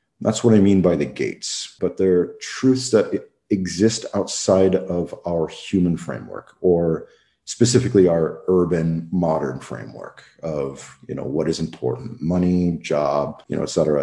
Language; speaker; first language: English; native; English